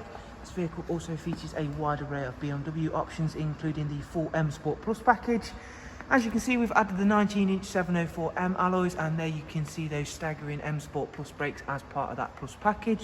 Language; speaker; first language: English; native; English